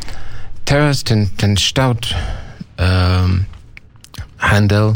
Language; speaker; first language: Polish; non-native, learner; English